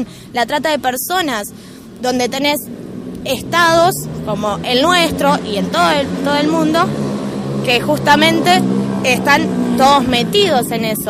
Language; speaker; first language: Spanish; native; Spanish